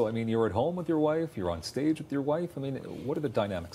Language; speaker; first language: English; native; English